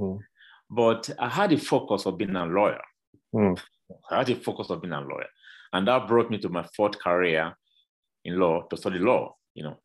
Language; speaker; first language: English; non-native, local second language; Bini